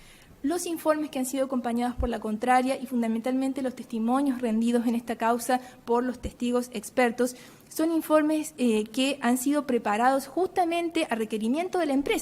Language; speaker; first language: Spanish; native; Spanish